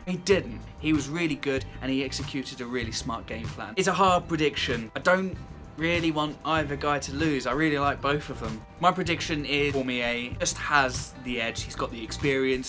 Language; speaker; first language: English; native; English